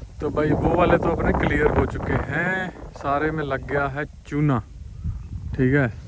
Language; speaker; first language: Hindi; non-native, local second language; Punjabi